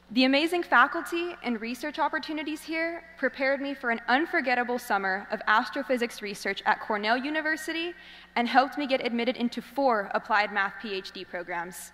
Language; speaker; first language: English; native; English